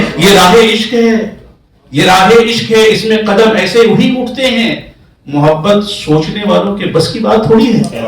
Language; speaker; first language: Hindi; native; Hindi